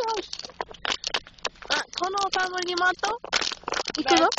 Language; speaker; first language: Japanese; non-native, learner; English